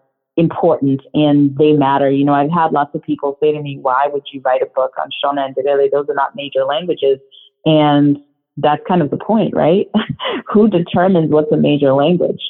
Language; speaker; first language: English; non-native, local second language; Shona